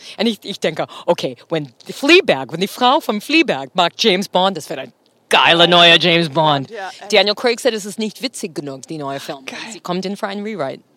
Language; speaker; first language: German; non-native, fluent; English